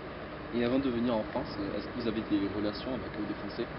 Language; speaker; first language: French; native; French